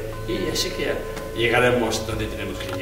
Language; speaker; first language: Spanish; non-native, fluent; Tibetan